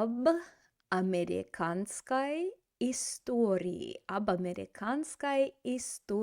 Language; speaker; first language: Russian; non-native, fluent; English